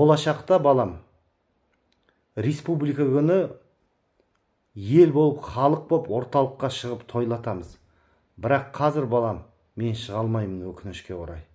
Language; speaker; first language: Kazakh; native; Kazakh